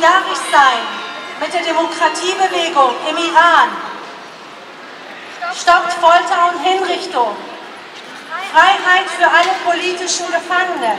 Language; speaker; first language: German; non-native, fluent; Persian